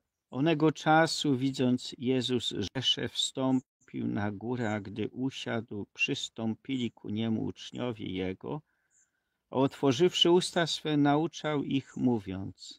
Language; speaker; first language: Polish; native; Polish